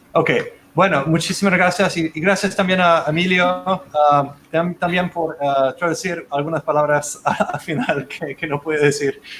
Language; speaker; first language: Spanish; non-native, fluent; English